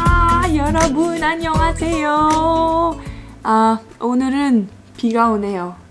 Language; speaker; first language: Korean; non-native, fluent; French